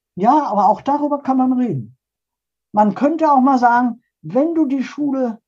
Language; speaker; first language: German; early bilingual, other home language; Polish